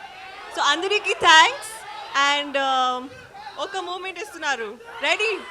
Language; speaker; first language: Telugu; non-native, learner; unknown